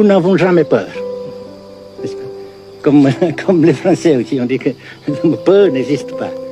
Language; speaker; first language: French; non-native, fluent; Vietnamese